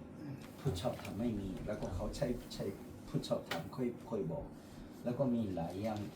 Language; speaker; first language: Thai; non-native, fluent; Korean